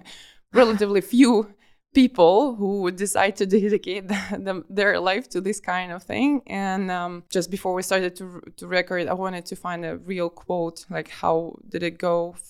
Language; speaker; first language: English; non-native, fluent; Russian